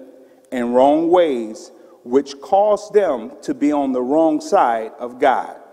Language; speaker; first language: English; native; English